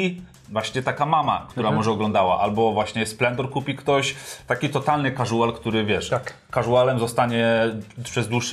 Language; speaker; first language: Polish; native; Polish